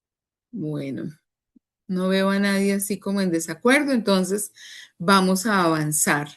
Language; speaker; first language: Spanish; native; Spanish